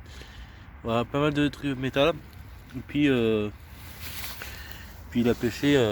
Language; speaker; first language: French; native; French